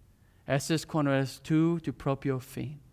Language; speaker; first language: Spanish; non-native, fluent; English